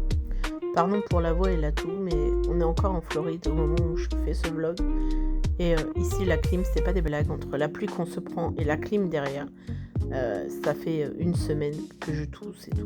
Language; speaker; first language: French; native; French